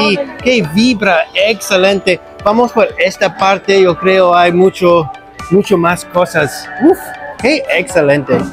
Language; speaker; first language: Spanish; non-native, learner; English